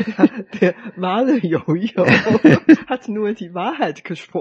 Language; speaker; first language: German; non-native, fluent; Chinese